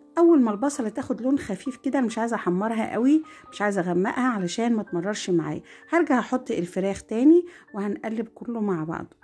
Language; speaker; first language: Arabic; native; Arabic